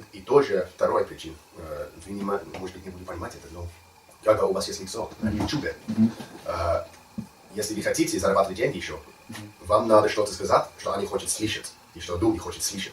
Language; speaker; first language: Russian; non-native, learner; English